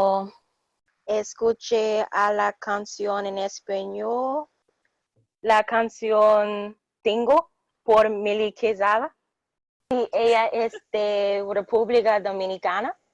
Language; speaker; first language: Spanish; non-native, learner; English